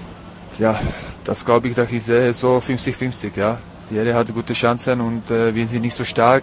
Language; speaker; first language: German; non-native, fluent; Czech